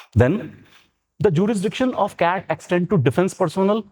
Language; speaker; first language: English; non-native, local second language; Punjabi